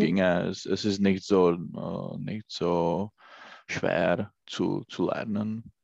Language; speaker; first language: German; non-native, learner; Czech